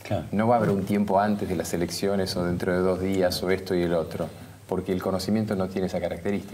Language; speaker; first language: Spanish; native; Spanish